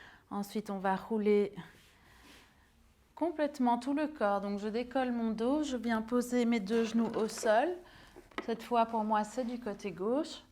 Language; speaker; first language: French; native; French